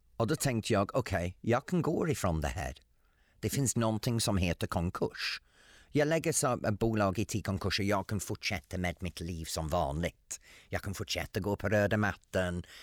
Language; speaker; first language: Swedish; non-native, fluent; English